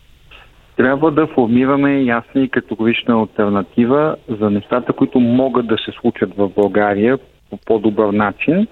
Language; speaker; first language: Bulgarian; native; Bulgarian